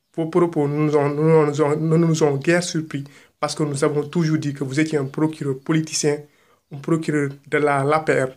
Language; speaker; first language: French; non-native, local second language; Wolof